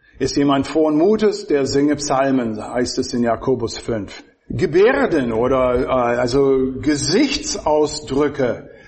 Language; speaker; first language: German; non-native, fluent; English